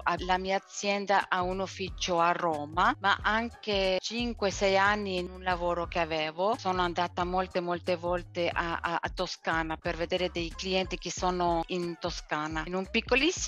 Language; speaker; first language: Italian; non-native, fluent; Spanish